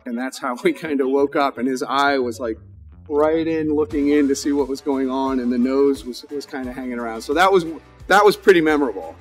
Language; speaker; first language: English; native; English